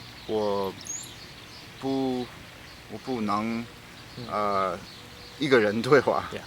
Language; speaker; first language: Chinese; non-native, learner; English